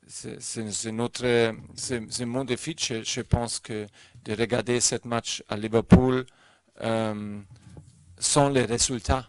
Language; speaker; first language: French; non-native, learner; German